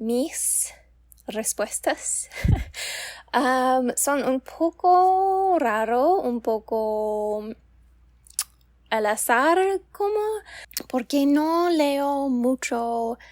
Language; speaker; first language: Spanish; non-native, learner; English